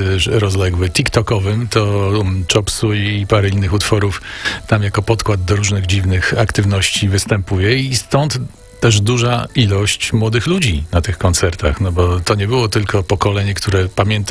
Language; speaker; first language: Polish; native; Polish